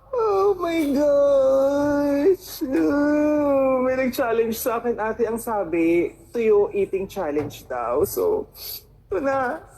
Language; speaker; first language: Filipino; native; Filipino